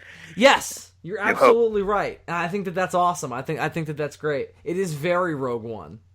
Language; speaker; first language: English; native; English